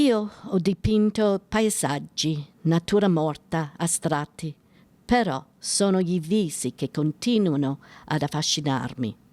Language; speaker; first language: Italian; early bilingual, heritage; Italian